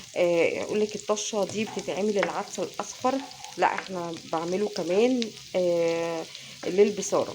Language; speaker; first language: Arabic; native; Arabic